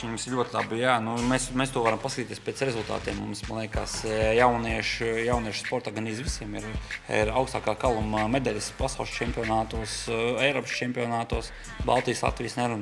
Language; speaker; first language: Latvian; native; Latvian